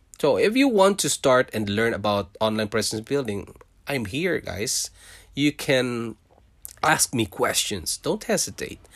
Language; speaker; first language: English; non-native, local second language; Filipino